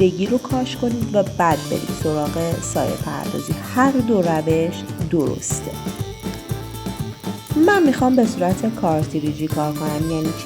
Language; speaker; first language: Persian; native; Persian